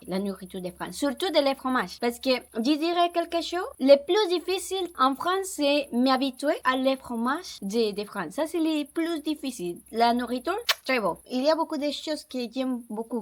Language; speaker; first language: French; non-native, learner; Spanish